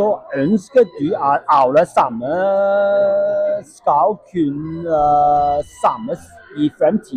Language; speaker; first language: Norwegian; non-native, learner; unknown